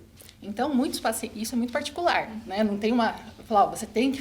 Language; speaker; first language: Portuguese; native; Portuguese